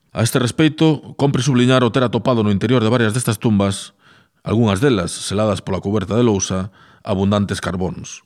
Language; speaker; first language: Galician; native; Galician